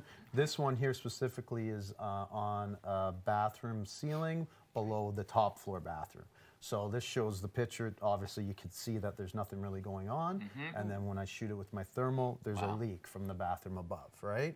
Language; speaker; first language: English; native; English